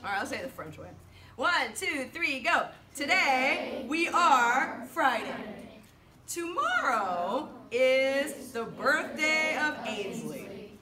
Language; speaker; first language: English; native; English